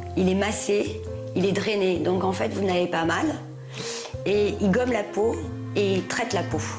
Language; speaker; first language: French; native; French